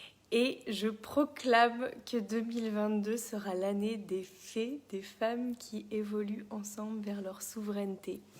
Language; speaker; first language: French; native; French